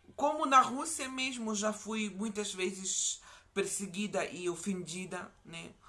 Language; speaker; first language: Portuguese; non-native, fluent; Ukrainian